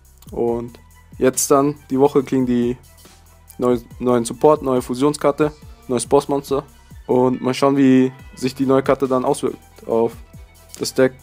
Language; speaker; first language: German; native; German